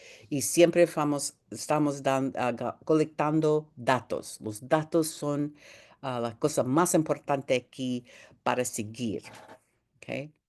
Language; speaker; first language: Spanish; early bilingual, heritage; Spanish